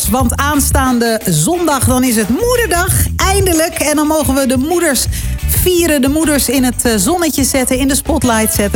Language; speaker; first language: Dutch; native; Dutch